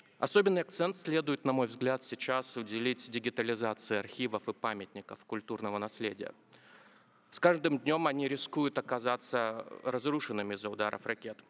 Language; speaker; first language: Russian; native; Russian